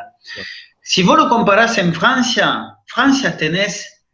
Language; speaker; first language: Spanish; non-native, fluent; French